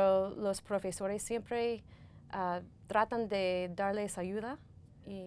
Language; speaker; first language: Spanish; non-native, fluent; English